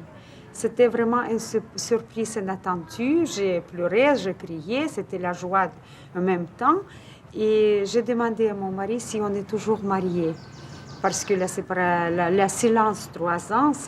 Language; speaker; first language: French; non-native, fluent; Russian